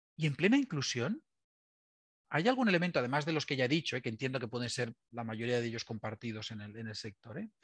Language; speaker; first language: Spanish; native; Spanish